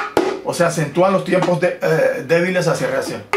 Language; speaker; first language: Spanish; native; Spanish